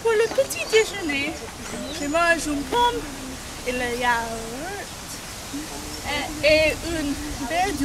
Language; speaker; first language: French; non-native, learner; English